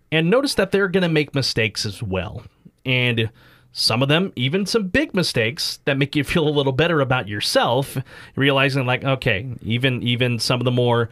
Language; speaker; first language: English; early bilingual, other home language; Filipino